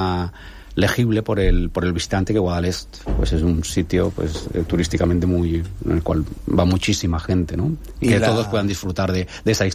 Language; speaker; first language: Spanish; native; Spanish